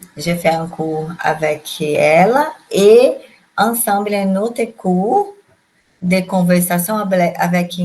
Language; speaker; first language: French; non-native, learner; Portuguese